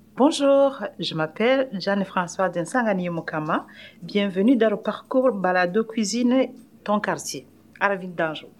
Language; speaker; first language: French; non-native, local second language; Rundi